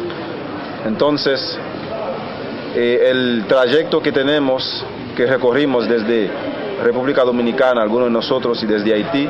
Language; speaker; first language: Spanish; non-native, fluent; Haitian Creole